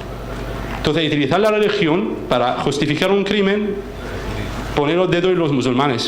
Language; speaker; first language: Spanish; non-native, fluent; Arabic